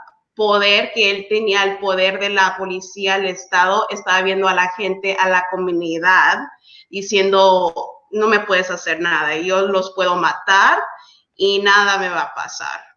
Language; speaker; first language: Spanish; early bilingual, heritage; English